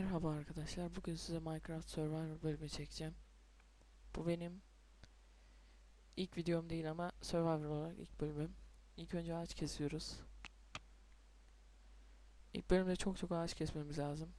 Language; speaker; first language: Turkish; native; Turkish